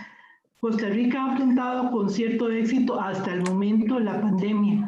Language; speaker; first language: Spanish; native; Spanish